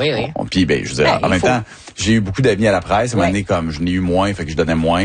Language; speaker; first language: French; native; French